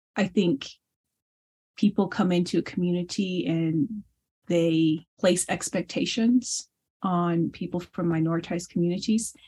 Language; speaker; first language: English; early bilingual, other home language; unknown